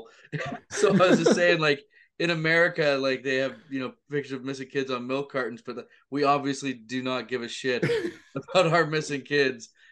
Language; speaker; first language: English; native; English